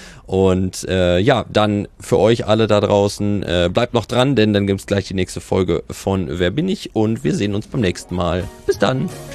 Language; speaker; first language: German; native; German